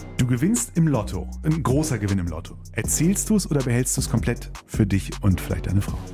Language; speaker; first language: German; native; German